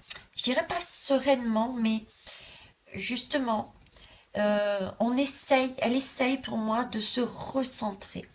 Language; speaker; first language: French; native; French